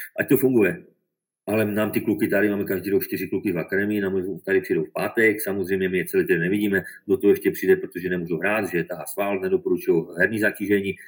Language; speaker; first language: Czech; native; Czech